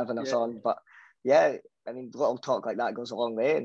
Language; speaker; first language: English; native; English